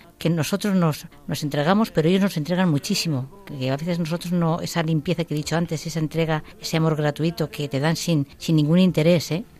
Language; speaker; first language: Spanish; native; Spanish